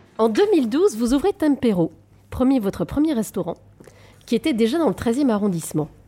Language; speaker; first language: French; native; French